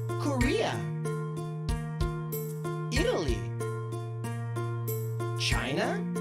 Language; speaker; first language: English; non-native, learner; Korean